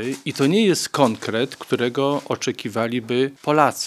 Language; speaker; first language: Polish; native; Polish